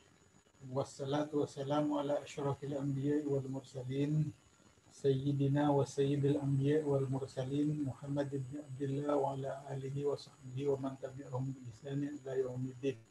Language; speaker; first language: Arabic; non-native, fluent; Indonesian